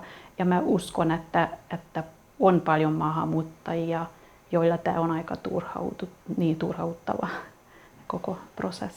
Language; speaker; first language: Finnish; non-native, fluent; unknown